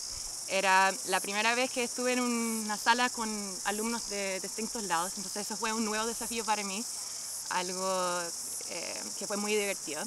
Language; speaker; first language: Spanish; non-native, fluent; English